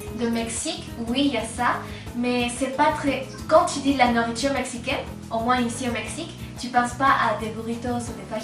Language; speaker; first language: French; non-native, fluent; Spanish